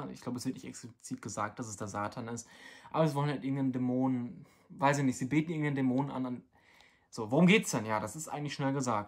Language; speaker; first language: German; native; German